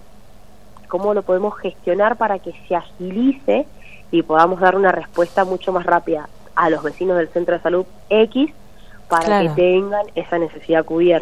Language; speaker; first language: Spanish; native; Spanish